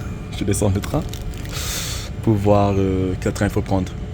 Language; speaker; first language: French; non-native, fluent; English